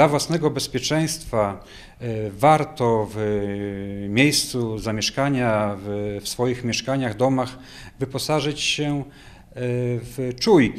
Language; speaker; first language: Polish; native; Polish